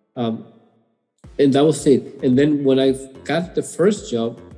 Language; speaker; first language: English; non-native, fluent; Spanish